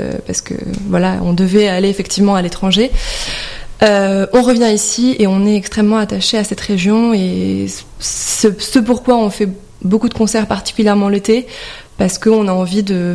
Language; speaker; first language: French; native; French